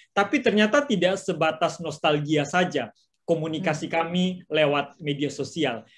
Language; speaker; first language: Indonesian; native; Indonesian